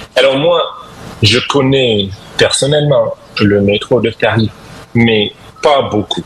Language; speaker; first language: French; non-native, fluent; English